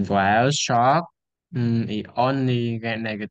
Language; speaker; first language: English; non-native, learner; Vietnamese